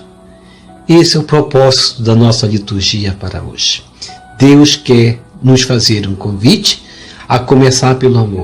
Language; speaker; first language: Portuguese; native; Portuguese